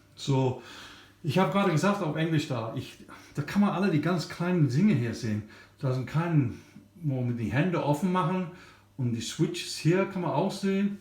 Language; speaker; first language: German; non-native, learner; English